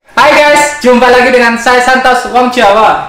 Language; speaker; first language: Indonesian; non-native, local second language; Javanese